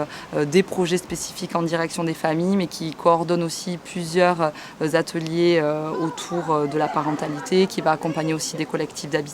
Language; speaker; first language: French; native; French